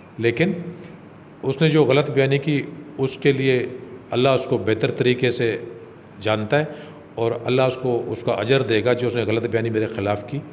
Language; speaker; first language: Urdu; native; Urdu